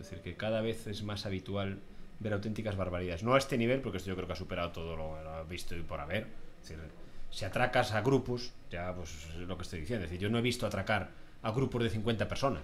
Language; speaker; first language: Spanish; native; Spanish